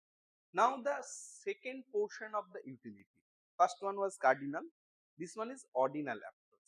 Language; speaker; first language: English; non-native, local second language; Bangla